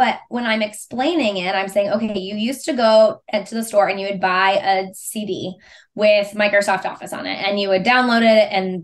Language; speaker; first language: English; native; English